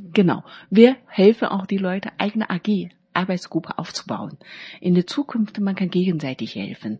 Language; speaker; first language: German; non-native, learner; Chinese